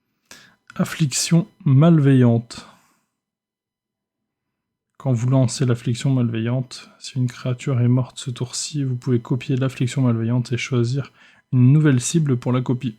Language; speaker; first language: French; native; French